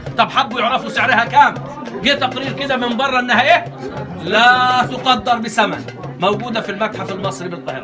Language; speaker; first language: Arabic; native; Arabic